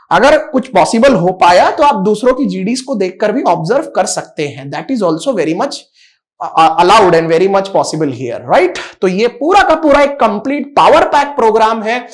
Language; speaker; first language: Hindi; non-native, local second language; Marathi